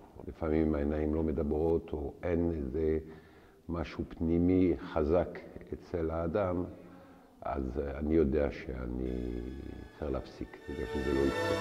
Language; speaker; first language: Hebrew; non-native, fluent; French